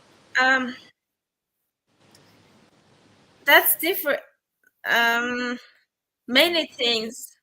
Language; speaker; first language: English; non-native, learner; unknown